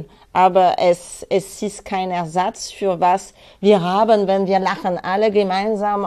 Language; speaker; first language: German; non-native, fluent; French